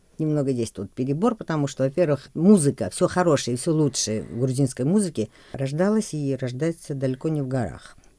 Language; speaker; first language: Russian; non-native, local second language; Georgian